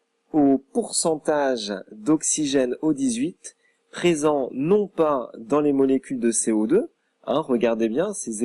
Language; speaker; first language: French; native; French